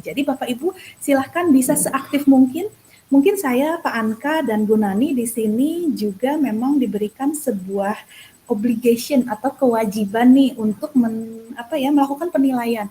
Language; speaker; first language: Indonesian; native; Indonesian